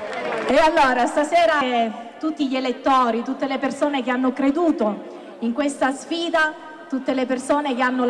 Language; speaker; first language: Italian; native; Italian